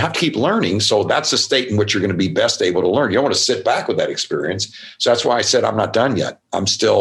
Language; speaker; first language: English; native; English